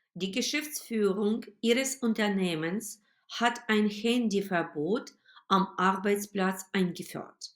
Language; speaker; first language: German; non-native, fluent; Ukrainian